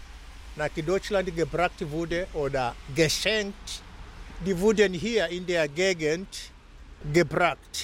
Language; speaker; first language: German; non-native, fluent; Swahili